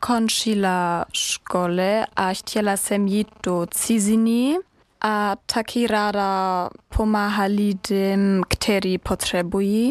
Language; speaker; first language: Czech; non-native, learner; German